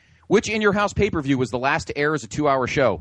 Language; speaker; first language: English; native; English